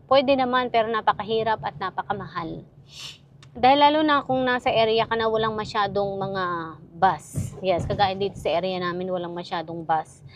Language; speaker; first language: Filipino; native; Filipino